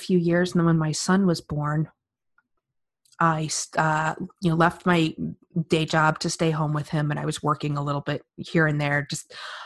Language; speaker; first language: English; native; English